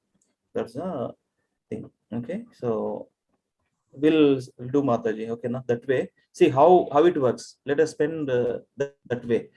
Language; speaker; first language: English; non-native, local second language; Telugu